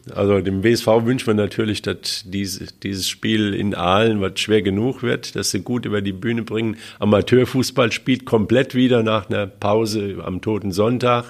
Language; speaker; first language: German; native; German